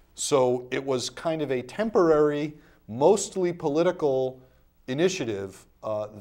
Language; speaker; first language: English; native; English